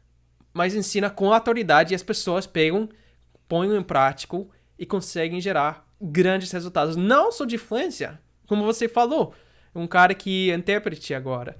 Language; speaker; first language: Portuguese; non-native, fluent; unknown